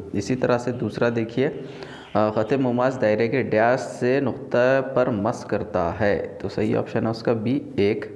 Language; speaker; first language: Hindi; non-native, local second language; Urdu